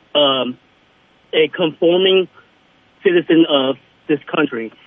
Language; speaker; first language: English; early bilingual, other home language; Vietnamese